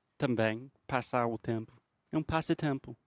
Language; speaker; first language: Portuguese; non-native, fluent; English